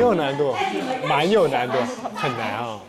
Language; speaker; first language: Chinese; native; Chinese